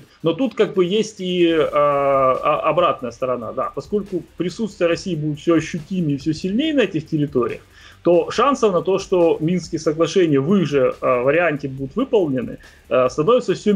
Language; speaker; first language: Russian; native; Russian